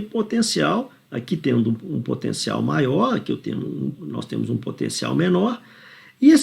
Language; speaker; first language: Portuguese; native; Portuguese